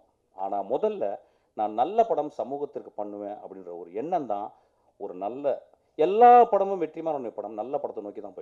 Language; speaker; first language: Tamil; native; Tamil